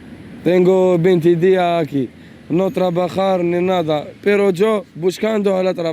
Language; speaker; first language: Spanish; non-native, learner; Arabic